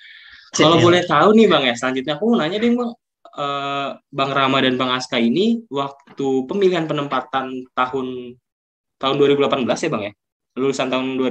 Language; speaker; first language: Indonesian; native; Indonesian